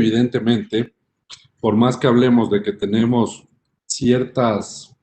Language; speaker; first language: Spanish; native; Spanish